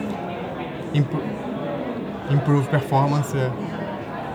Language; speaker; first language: English; non-native, fluent; Portuguese